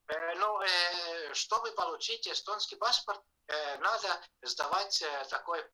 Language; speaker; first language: Russian; non-native, fluent; Estonian